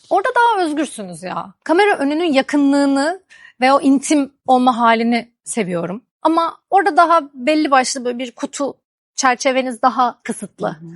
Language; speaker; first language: Turkish; native; Turkish